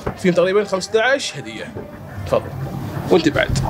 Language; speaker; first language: Arabic; native; Arabic